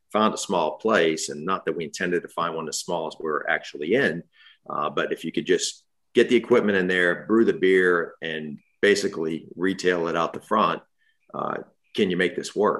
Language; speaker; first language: English; native; English